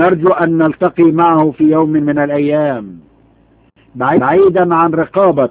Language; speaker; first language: Arabic; native; Arabic